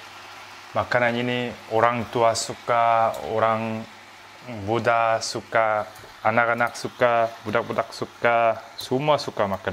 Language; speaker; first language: Indonesian; non-native, learner; Korean